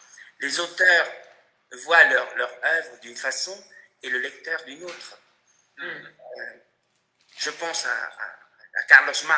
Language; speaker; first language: French; non-native, fluent; Spanish